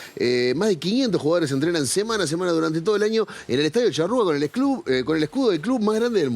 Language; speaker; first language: Spanish; native; Spanish